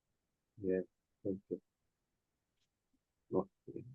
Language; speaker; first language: English; non-native, learner; French